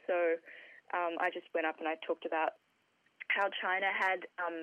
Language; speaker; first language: English; native; English